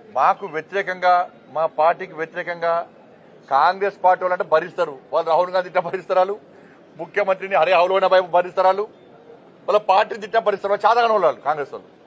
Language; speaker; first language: Telugu; native; Telugu